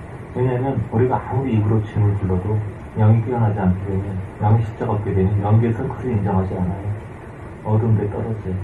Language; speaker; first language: Korean; native; Korean